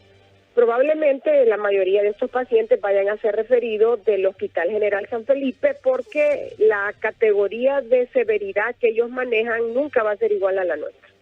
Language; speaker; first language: Spanish; native; Spanish